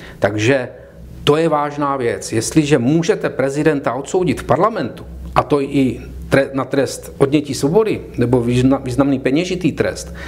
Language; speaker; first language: Czech; native; Czech